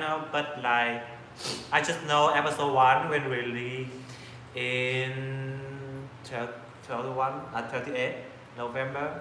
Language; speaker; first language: English; non-native, learner; Vietnamese